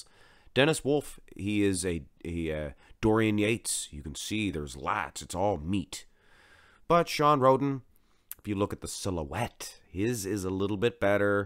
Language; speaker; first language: English; native; English